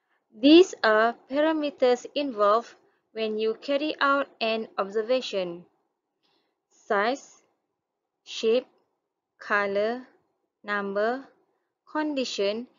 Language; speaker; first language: English; non-native, local second language; Malay